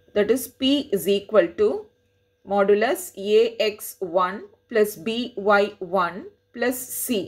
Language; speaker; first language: English; non-native, local second language; Tamil